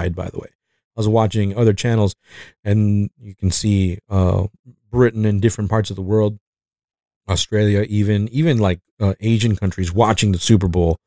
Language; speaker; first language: English; non-native, fluent; Spanish